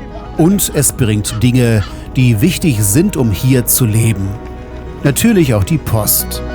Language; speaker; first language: German; native; German